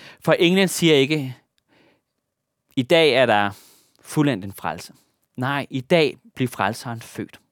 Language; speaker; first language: Danish; native; Danish